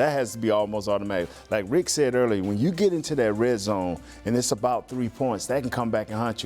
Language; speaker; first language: English; native; English